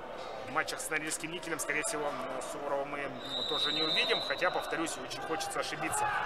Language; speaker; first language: Russian; native; Russian